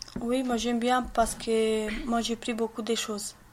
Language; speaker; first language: French; non-native, learner; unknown